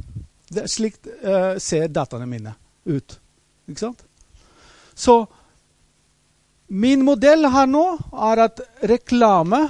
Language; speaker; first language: Norwegian; non-native, fluent; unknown